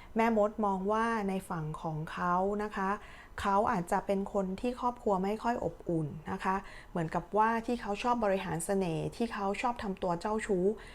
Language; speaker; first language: Thai; native; Thai